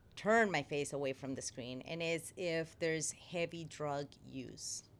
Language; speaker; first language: English; non-native, fluent; Spanish